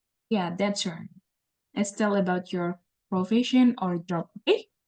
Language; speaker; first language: English; non-native, learner; Indonesian